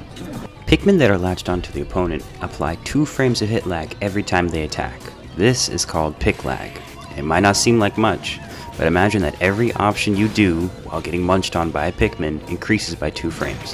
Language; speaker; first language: English; native; English